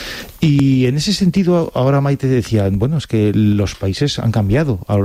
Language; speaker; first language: Spanish; native; Spanish